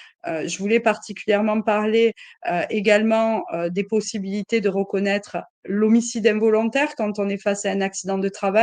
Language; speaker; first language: French; native; French